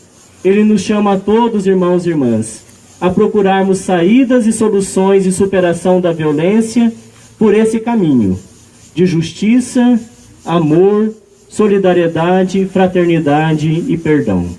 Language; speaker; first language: Portuguese; native; Portuguese